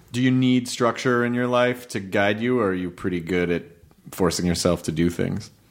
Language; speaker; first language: English; native; English